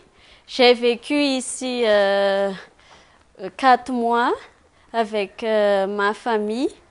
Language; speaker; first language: French; non-native, local second language; Malagasy